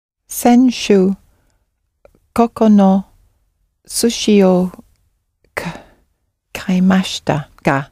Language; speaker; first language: Japanese; non-native, learner; English